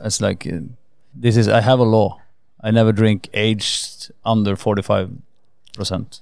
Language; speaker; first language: English; non-native, fluent; Swedish